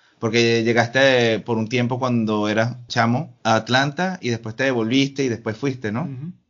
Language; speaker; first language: Spanish; native; Spanish